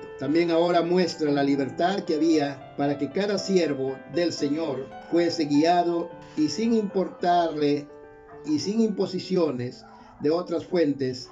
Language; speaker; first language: Spanish; native; Spanish